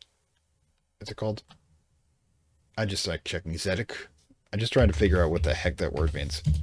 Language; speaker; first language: English; native; English